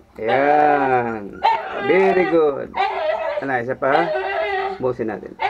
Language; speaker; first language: Filipino; non-native, local second language; Cebuano